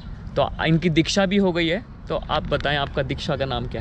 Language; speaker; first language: Hindi; native; Hindi